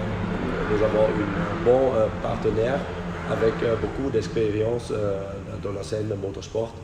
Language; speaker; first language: French; non-native, fluent; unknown